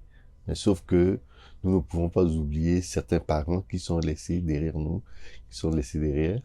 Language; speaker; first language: French; non-native, local second language; Sango